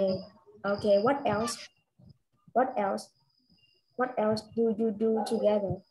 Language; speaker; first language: English; non-native, learner; Vietnamese